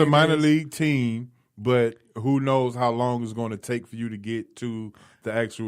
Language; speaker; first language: English; native; English